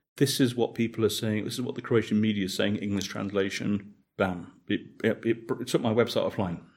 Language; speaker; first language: English; native; English